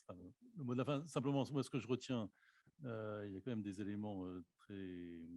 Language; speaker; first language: French; native; French